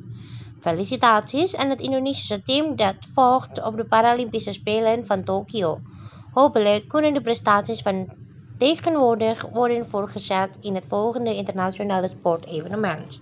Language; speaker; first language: Dutch; non-native, fluent; Indonesian